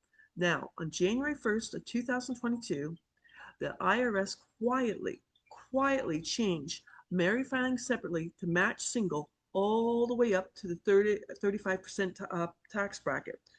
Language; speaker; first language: English; native; English